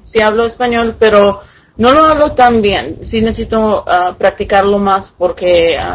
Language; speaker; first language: Spanish; early bilingual, other home language; English